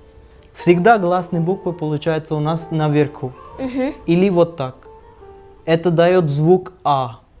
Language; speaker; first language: Russian; non-native, learner; Hindi